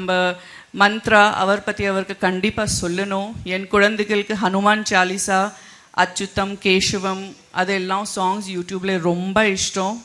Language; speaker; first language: Tamil; non-native, local second language; Gujarati